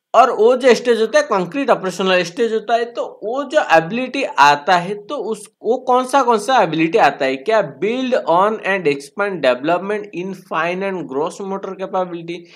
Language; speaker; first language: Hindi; non-native, local second language; Bangla